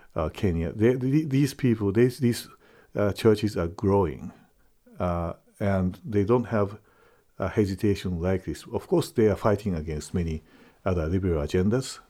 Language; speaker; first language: English; non-native, fluent; Japanese